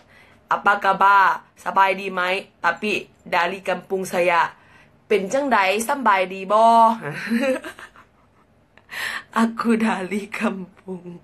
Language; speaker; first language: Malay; non-native, learner; Thai